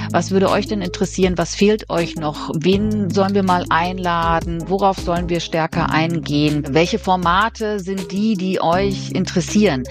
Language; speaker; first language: German; native; German